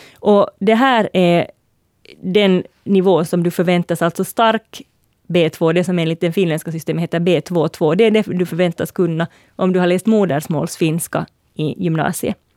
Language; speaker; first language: Swedish; native; Swedish